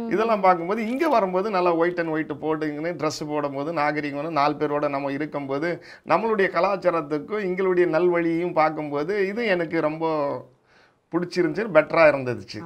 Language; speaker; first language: Tamil; non-native, local second language; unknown